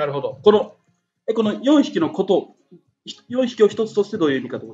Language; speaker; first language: Japanese; native; Japanese